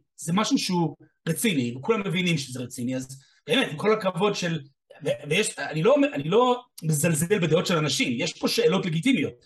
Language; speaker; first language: Hebrew; non-native, fluent; English